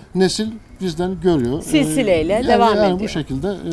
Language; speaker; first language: Turkish; native; Turkish